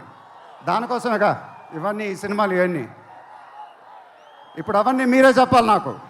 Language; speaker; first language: Telugu; native; Telugu